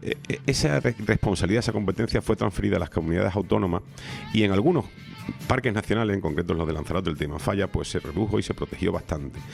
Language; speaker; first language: Spanish; native; Spanish